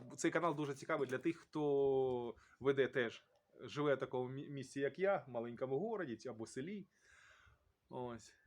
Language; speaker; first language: Ukrainian; native; Ukrainian